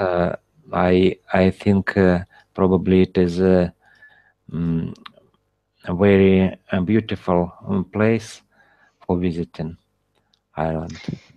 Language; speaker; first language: English; non-native, learner; Russian